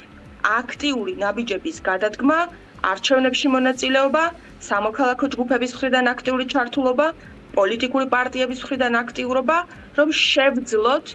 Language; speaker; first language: Georgian; native; Georgian